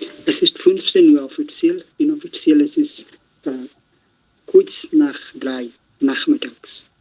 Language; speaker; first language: German; non-native, learner; Bangla